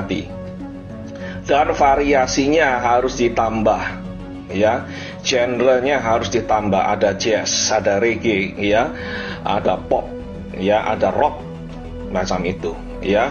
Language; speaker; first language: Indonesian; native; Indonesian